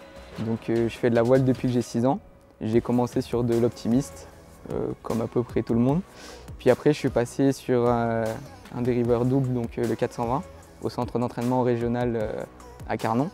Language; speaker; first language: French; native; French